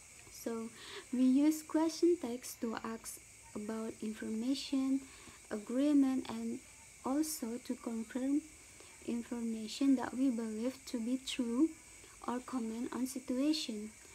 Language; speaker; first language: English; non-native, learner; Indonesian